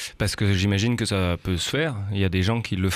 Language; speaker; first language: French; native; French